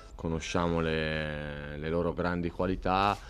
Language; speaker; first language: Italian; native; Italian